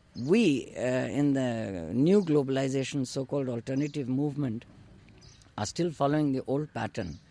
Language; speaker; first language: English; non-native, local second language; Urdu